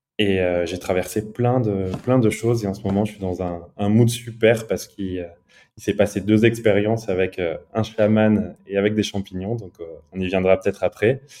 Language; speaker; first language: French; early bilingual, other home language; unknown